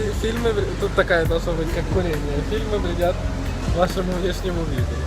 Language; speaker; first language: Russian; non-native, local second language; Ukrainian